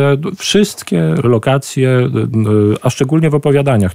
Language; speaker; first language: Polish; native; Polish